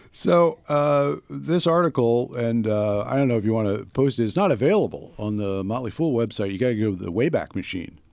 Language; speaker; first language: English; native; English